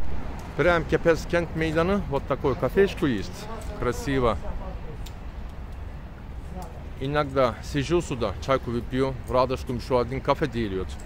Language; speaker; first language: Russian; non-native, learner; Turkish